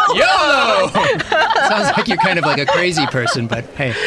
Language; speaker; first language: English; native; English